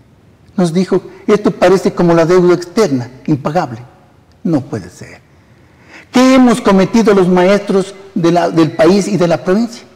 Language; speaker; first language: Spanish; native; Spanish